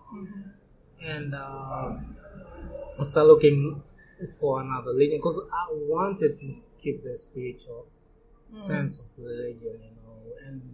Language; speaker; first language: English; non-native, local second language; Swahili